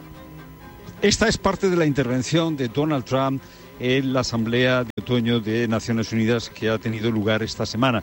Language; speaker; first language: Spanish; native; Spanish